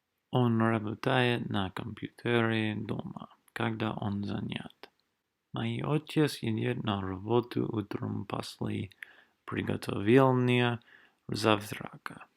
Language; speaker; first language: Russian; non-native, learner; English